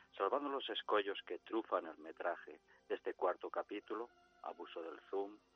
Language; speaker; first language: Spanish; non-native, local second language; Catalan